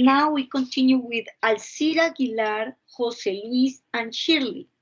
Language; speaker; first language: English; non-native, fluent; Spanish